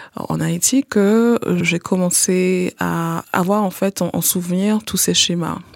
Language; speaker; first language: French; non-native, local second language; Haitian Creole